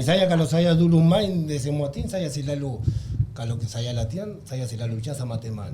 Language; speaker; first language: Indonesian; non-native, learner; Spanish